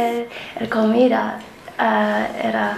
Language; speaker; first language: Spanish; non-native, learner; English